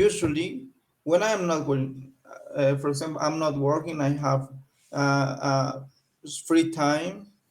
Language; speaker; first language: English; non-native, learner; Spanish